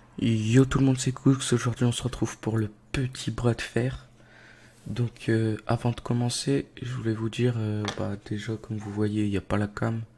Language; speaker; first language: French; native; French